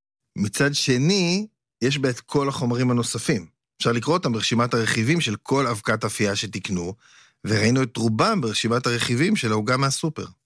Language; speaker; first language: Hebrew; native; Hebrew